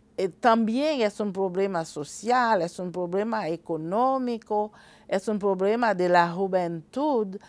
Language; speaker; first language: Spanish; non-native, fluent; Haitian Creole